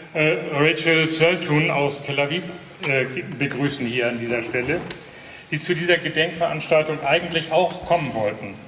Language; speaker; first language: German; native; German